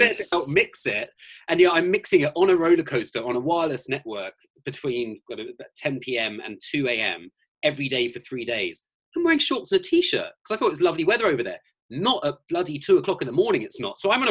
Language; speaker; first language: English; native; English